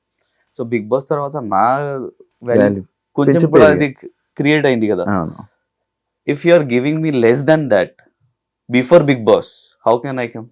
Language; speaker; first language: Telugu; non-native, learner; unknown